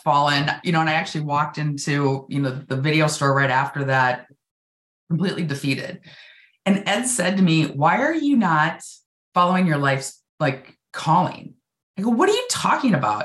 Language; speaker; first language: English; native; English